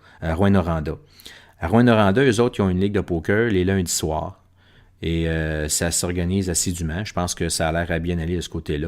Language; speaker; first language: French; native; French